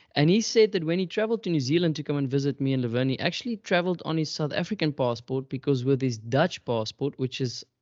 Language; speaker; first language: English; non-native, local second language; Afrikaans